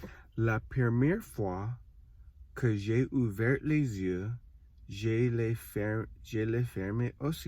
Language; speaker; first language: French; non-native, learner; English